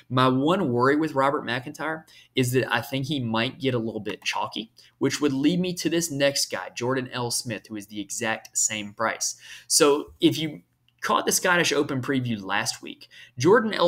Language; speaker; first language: English; native; English